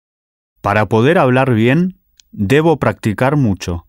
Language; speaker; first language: Spanish; non-native, learner; English